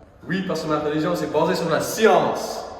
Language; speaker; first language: French; non-native, local second language; English